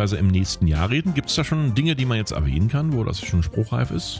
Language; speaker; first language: German; native; German